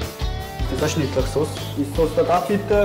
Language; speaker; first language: German; native; German